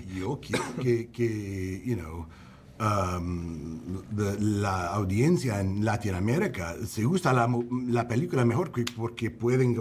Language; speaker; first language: Spanish; non-native, learner; English